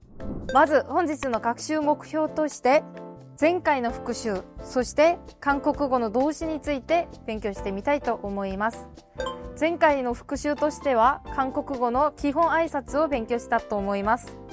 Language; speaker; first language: Japanese; non-native, fluent; Korean